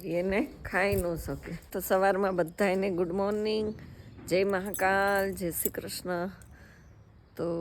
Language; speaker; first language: Gujarati; native; Gujarati